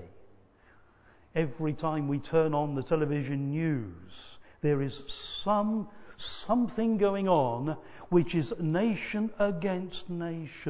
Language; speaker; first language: English; native; English